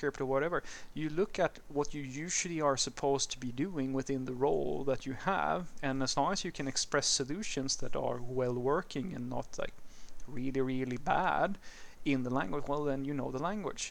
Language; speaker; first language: English; non-native, fluent; Swedish